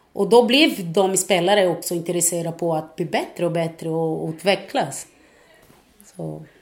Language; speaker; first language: Swedish; non-native, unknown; Portuguese